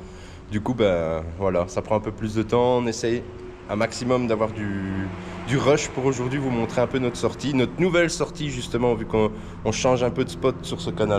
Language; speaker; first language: French; native; French